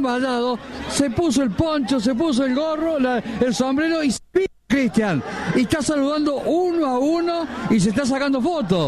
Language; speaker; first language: Spanish; native; Spanish